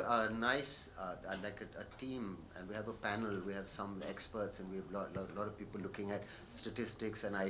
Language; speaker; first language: English; non-native, local second language; Hindi